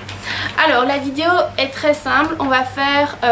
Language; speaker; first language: French; native; French